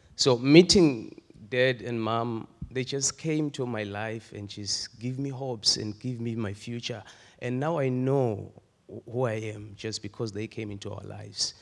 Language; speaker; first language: English; non-native, local second language; Swati